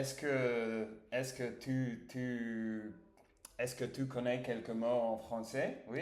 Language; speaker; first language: French; non-native, learner; English